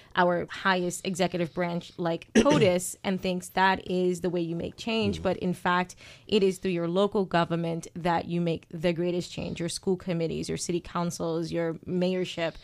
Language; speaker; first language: English; native; English